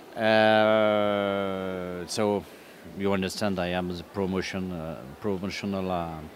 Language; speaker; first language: English; non-native, learner; French